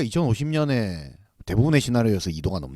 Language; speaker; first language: Korean; native; Korean